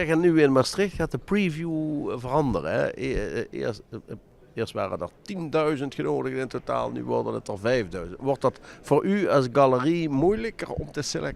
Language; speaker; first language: Dutch; native; Dutch